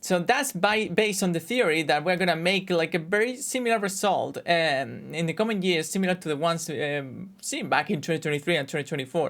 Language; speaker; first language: English; non-native, fluent; Spanish